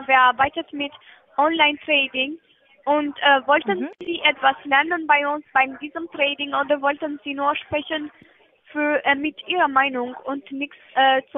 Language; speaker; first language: German; non-native, learner; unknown